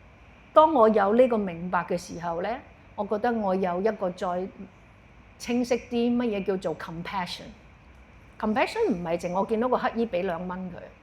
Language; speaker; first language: Cantonese; native; Cantonese